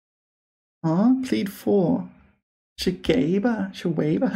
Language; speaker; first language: Chinese; non-native, fluent; English